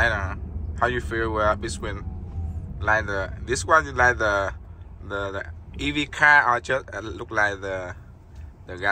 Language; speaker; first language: English; non-native, learner; Vietnamese